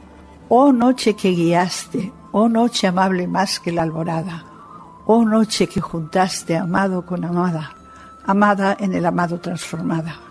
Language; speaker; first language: Spanish; native; Spanish